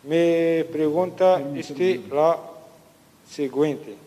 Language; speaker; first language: Spanish; non-native, learner; Riffian